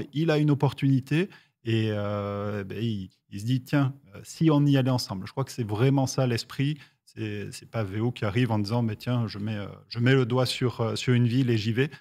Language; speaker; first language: French; native; French